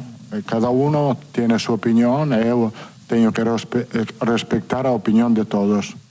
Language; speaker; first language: Portuguese; non-native, learner; Italian